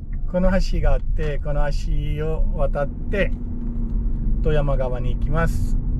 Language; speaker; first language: Japanese; non-native, fluent; Urdu